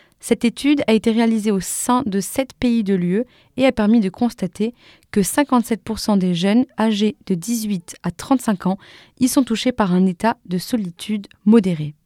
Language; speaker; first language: French; native; French